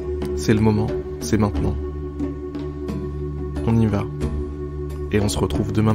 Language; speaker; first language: French; native; French